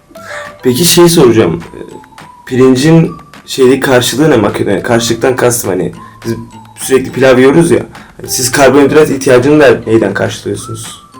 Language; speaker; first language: Turkish; native; Turkish